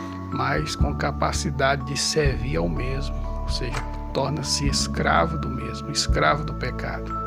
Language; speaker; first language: Portuguese; native; Portuguese